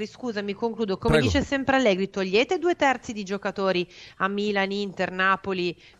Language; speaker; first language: Italian; native; Italian